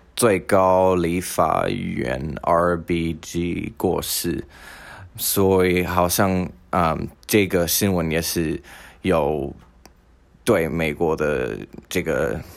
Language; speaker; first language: Chinese; non-native, fluent; English